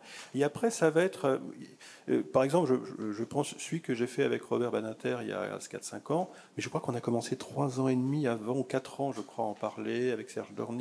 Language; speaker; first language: French; native; French